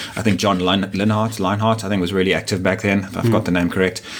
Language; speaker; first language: English; native; English